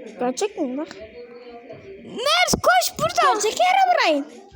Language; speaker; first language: Turkish; native; Turkish